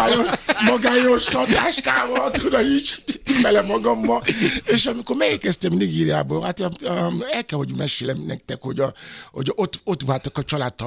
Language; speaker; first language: Hungarian; non-native, fluent; Yoruba